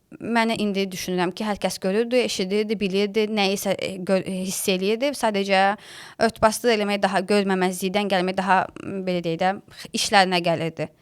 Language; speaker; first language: Azerbaijani; native; Azerbaijani